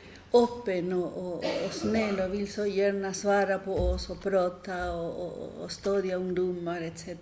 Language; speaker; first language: Swedish; non-native, fluent; Spanish